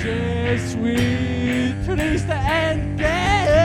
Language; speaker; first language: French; non-native, learner; English